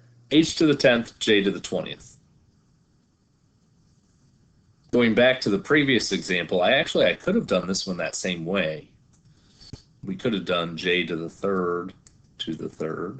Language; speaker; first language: English; native; English